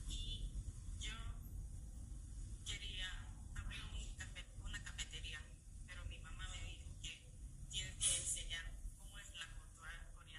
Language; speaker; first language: Spanish; non-native, learner; Korean